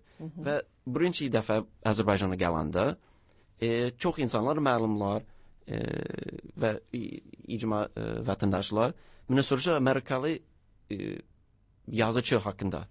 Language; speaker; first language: Turkish; non-native, learner; English